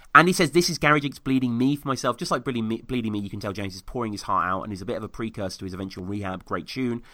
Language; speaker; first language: English; native; English